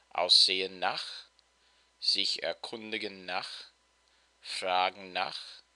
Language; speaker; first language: German; non-native, fluent; English